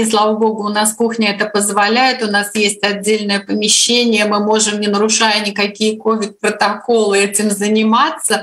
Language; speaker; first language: Russian; native; Russian